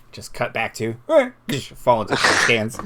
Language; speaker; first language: English; native; English